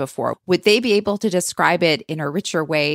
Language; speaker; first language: English; native; English